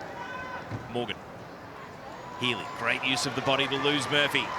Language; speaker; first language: English; native; English